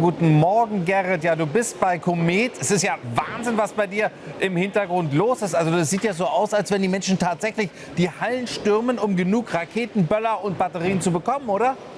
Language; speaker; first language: German; native; German